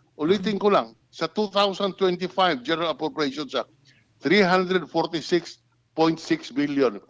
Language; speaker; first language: Filipino; non-native, local second language; Hiligaynon